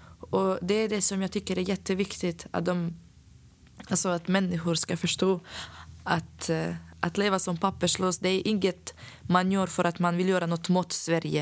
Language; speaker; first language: Swedish; non-native, fluent; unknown